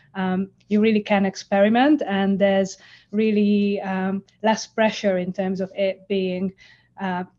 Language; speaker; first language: English; non-native, fluent; Hungarian